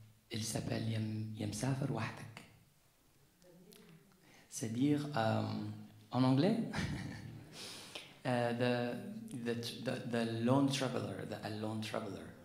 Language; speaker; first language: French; non-native, learner; Arabic